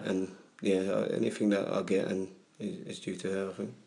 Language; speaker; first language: English; native; English